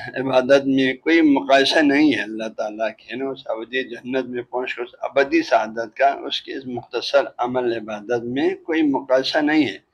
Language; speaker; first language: Urdu; non-native, local second language; Balti